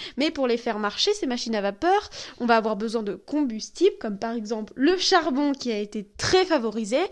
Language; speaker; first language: French; native; French